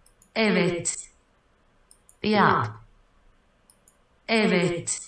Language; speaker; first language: Turkish; non-native, learner; French